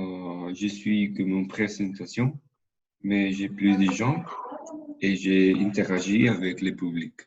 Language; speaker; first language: French; non-native, learner; Spanish